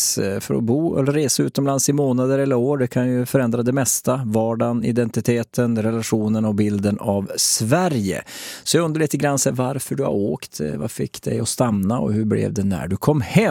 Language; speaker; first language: Swedish; native; Swedish